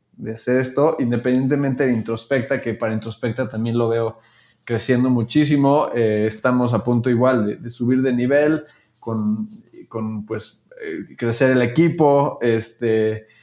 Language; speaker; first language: Spanish; native; Spanish